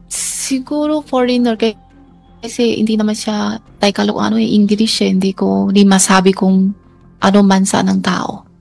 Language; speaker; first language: Filipino; non-native, learner; Chinese